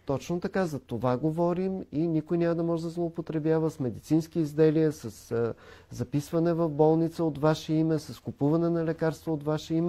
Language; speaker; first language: Bulgarian; native; Bulgarian